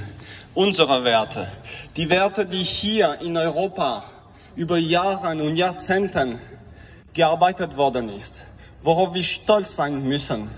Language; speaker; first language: German; non-native, fluent; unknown